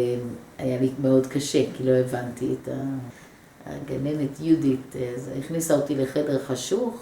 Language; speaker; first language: Hebrew; early bilingual, other home language; English